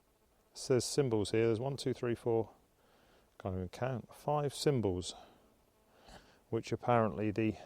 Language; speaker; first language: English; native; English